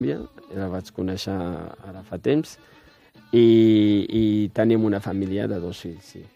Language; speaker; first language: Catalan; non-native, fluent; Riffian